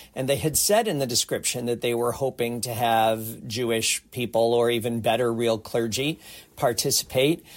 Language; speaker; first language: English; native; English